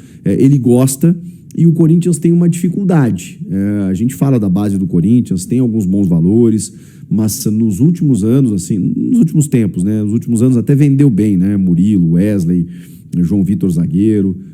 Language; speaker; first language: Portuguese; native; Portuguese